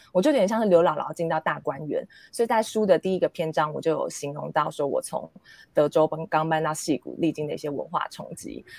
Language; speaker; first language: Chinese; native; Chinese